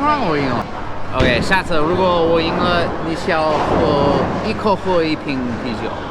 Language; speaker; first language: Chinese; non-native, learner; English